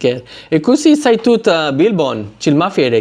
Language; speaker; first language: Basque; non-native, learner; English